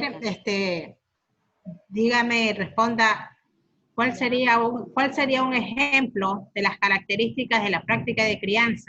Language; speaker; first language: Spanish; native; Spanish